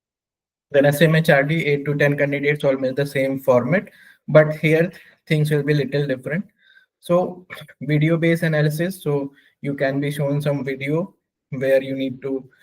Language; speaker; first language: English; non-native, local second language; Hindi